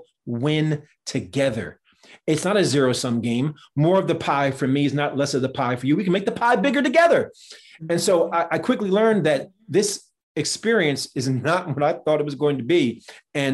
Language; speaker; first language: English; native; English